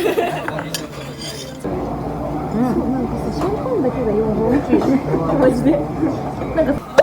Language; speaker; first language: Japanese; native; Japanese